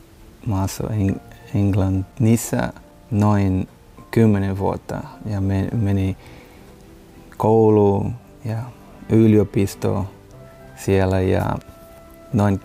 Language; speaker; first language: Finnish; non-native, learner; Portuguese